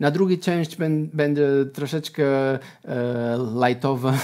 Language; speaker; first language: Polish; non-native, learner; Portuguese